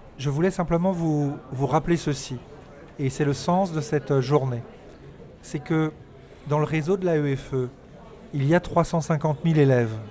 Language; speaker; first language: French; native; French